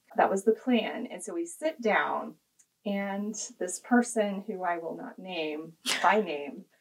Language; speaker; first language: English; native; English